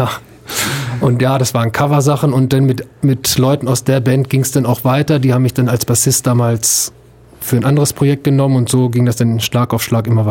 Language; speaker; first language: German; native; German